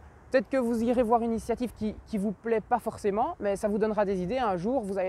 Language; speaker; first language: French; native; French